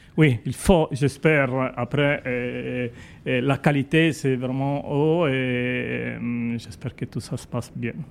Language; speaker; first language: French; non-native, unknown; Italian